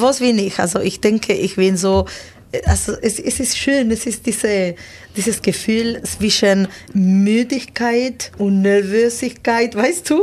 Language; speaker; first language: German; non-native, fluent; Spanish